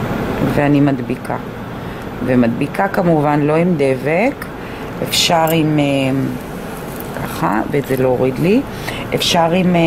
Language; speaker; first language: Hebrew; native; Hebrew